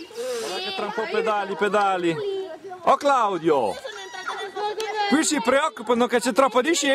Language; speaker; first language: Italian; native; Italian